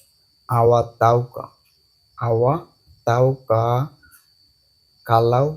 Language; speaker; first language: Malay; non-native, fluent; Bangla